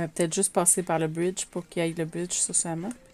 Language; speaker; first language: French; native; French